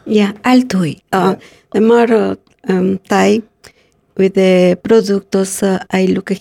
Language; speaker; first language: English; non-native, learner; Spanish